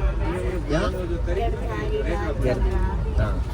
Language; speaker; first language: Hindi; non-native, local second language; Malayalam